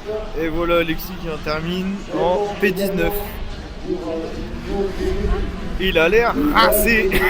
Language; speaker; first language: French; native; French